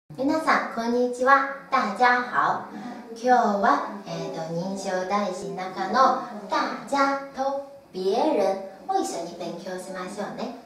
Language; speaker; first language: Japanese; non-native, fluent; Chinese